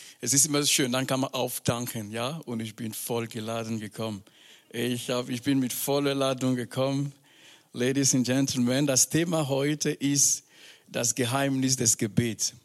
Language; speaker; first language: German; non-native, fluent; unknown